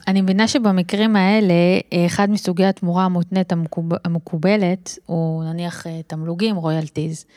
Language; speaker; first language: Hebrew; native; Hebrew